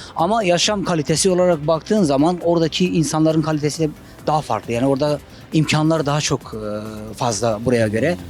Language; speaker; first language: Turkish; native; Turkish